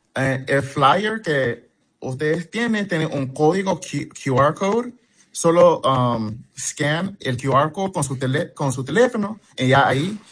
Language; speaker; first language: Spanish; early bilingual, heritage; English